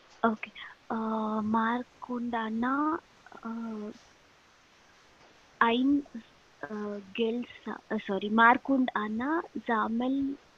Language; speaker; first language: German; non-native, learner; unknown